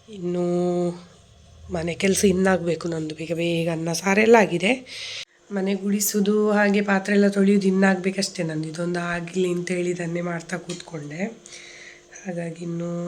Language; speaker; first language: Kannada; non-native, local second language; Tulu